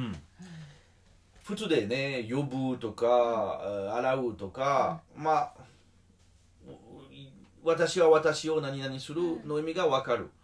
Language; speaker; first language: Japanese; non-native, learner; French